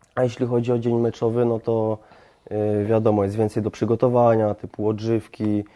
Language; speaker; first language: Polish; early bilingual, heritage; Polish